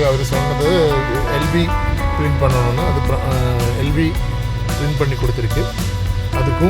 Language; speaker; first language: Tamil; non-native, learner; Malayalam